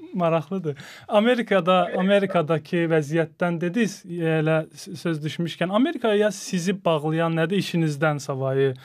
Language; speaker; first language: Azerbaijani; native; Azerbaijani